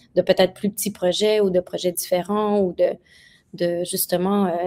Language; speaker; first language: French; native; French